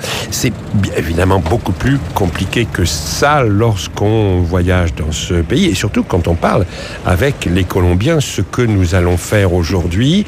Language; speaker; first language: French; native; French